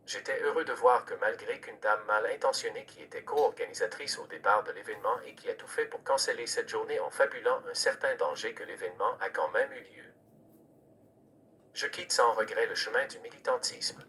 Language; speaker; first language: French; native; French